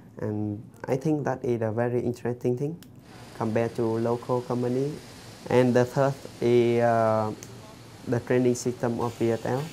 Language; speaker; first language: English; non-native, fluent; Vietnamese